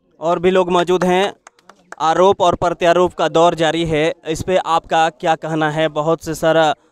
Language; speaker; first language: Hindi; native; Hindi